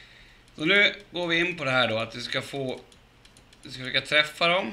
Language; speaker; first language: Swedish; native; Swedish